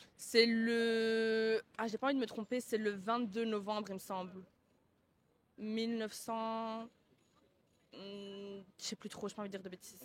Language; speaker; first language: French; early bilingual, other home language; Arabic